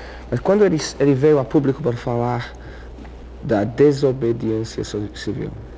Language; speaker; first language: Portuguese; non-native, fluent; English